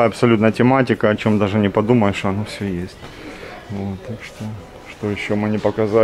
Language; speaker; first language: Russian; native; Russian